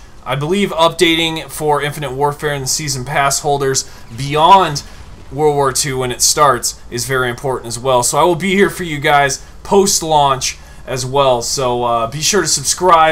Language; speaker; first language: English; native; English